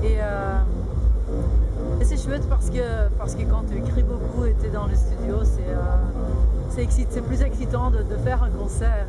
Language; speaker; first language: French; non-native, local second language; Dutch